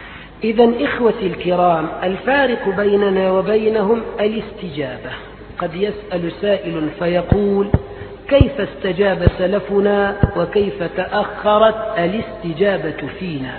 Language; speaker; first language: Arabic; native; Arabic